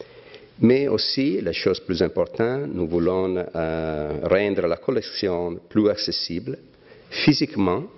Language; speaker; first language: French; non-native, fluent; Italian